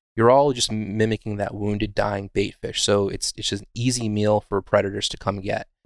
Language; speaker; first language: English; native; English